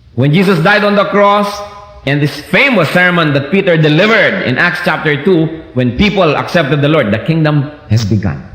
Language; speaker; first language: English; non-native, local second language; Filipino